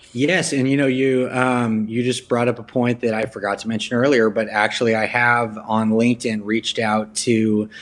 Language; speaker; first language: English; native; English